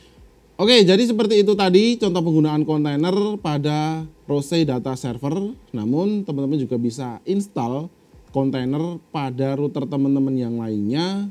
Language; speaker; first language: Indonesian; native; Indonesian